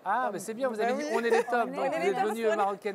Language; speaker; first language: French; non-native, local second language; Arabic